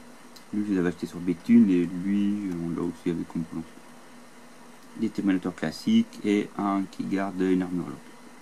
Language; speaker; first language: French; native; French